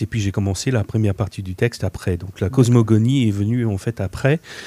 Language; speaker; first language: French; non-native, fluent; English